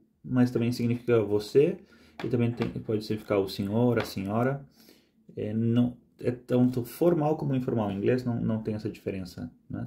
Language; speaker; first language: Portuguese; non-native, fluent; Spanish